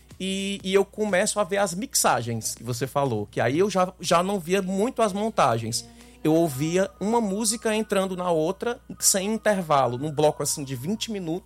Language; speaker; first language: Portuguese; native; Portuguese